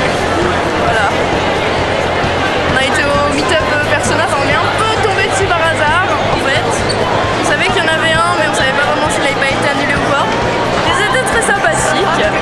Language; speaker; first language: French; native; French